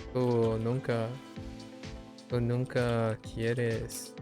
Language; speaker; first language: Spanish; non-native, learner; English